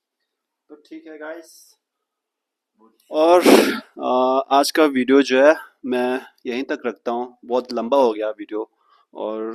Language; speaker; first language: Hindi; non-native, local second language; Tibetan